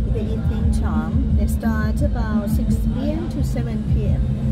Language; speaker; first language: English; non-native, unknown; Thai